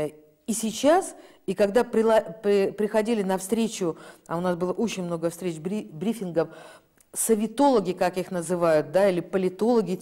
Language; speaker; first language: Russian; native; Russian